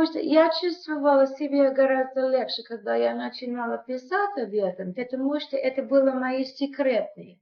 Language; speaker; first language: Russian; non-native, fluent; English